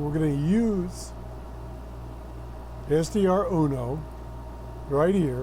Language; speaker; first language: English; native; English